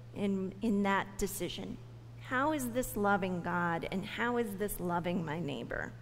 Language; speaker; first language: English; native; English